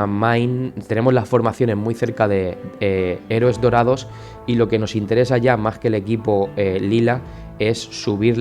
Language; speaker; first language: Spanish; native; Spanish